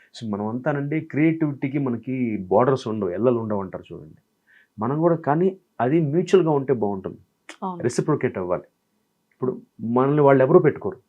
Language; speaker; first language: Telugu; native; Telugu